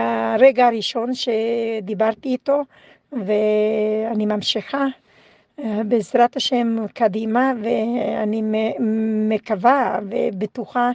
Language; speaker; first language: Hebrew; non-native, fluent; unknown